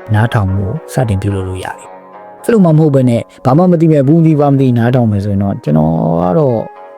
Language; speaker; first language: Burmese; native; Burmese